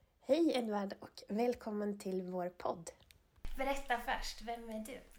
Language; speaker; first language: Swedish; native; Swedish